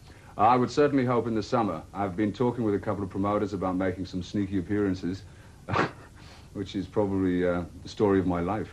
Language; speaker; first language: English; native; English